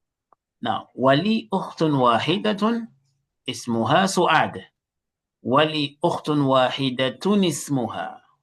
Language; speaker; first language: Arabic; non-native, fluent; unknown